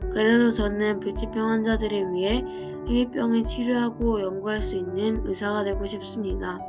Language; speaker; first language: Korean; native; Korean